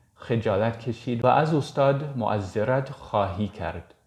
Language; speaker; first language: Persian; non-native, learner; English